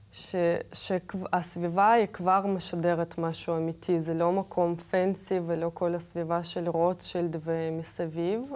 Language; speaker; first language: Hebrew; non-native, fluent; Russian